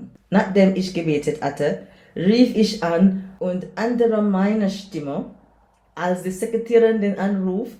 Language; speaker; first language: German; non-native, learner; English